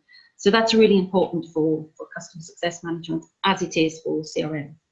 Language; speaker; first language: English; native; English